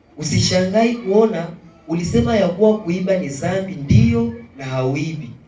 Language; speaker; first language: Swahili; native; Swahili